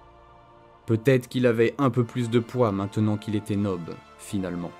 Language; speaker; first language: French; native; French